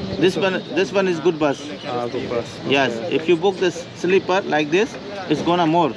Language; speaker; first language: English; non-native, learner; Hindi